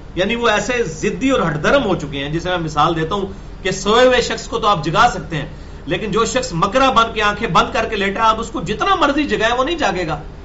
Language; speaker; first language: Urdu; non-native, local second language; Punjabi